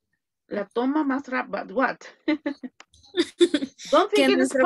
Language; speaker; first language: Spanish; native; Spanish